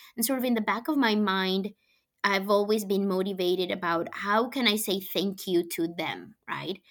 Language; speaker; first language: English; non-native, fluent; Spanish